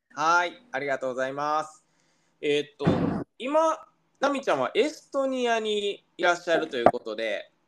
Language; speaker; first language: Japanese; native; Japanese